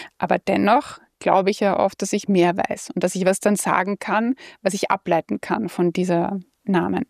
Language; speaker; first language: German; native; German